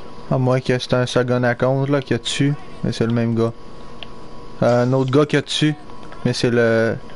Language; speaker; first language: French; native; French